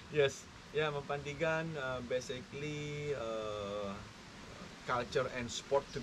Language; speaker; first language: English; non-native, learner; Indonesian